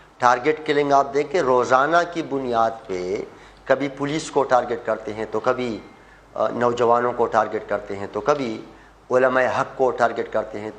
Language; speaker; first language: Urdu; non-native, local second language; Pashto